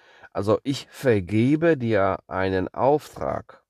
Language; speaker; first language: German; non-native, fluent; Polish